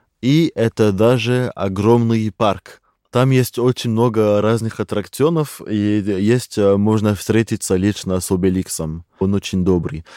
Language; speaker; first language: Russian; non-native, fluent; French